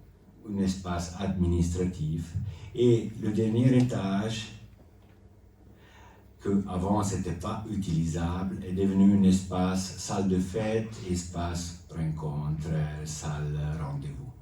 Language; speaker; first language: French; non-native, local second language; Italian